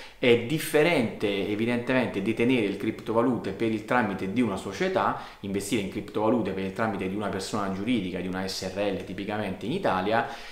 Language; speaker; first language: Italian; native; Italian